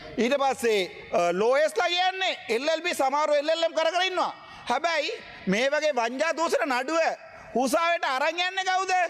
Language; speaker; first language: Sinhala; non-native, local second language; Tamil